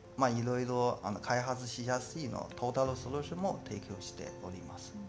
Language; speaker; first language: Japanese; non-native, fluent; Chinese